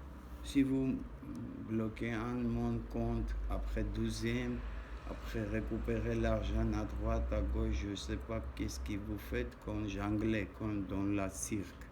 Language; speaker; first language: French; non-native, learner; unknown